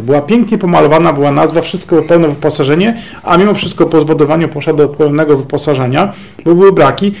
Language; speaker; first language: Polish; native; Polish